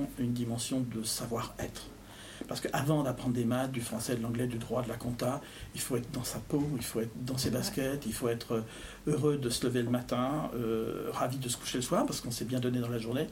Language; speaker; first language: French; native; French